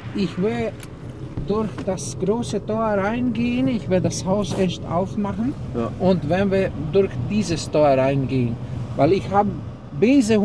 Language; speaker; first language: German; early bilingual, heritage; German